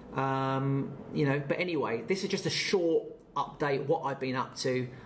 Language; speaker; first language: English; native; English